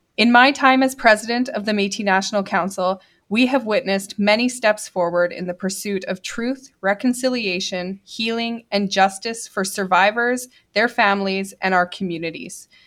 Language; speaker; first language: English; native; English